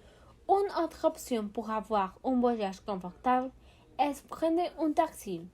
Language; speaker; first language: French; non-native, learner; Spanish